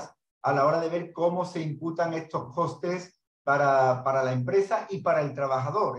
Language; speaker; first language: Spanish; native; Spanish